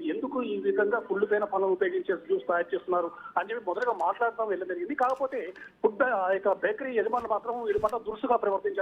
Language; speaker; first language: Telugu; native; Telugu